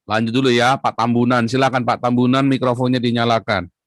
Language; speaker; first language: Indonesian; native; Indonesian